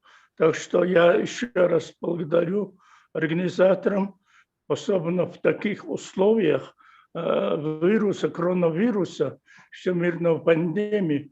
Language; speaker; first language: Russian; non-native, fluent; Mongolian